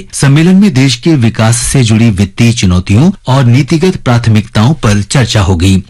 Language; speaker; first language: Hindi; native; Hindi